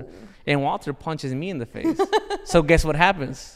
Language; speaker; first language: English; early bilingual, other home language; Spanish